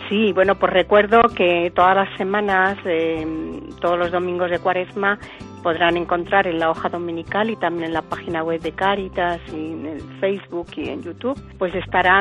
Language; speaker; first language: Spanish; native; Spanish